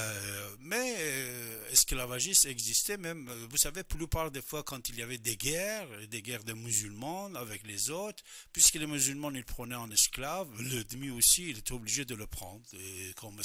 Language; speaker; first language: French; non-native, fluent; Persian